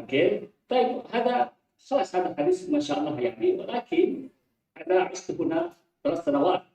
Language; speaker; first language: Arabic; non-native, fluent; Indonesian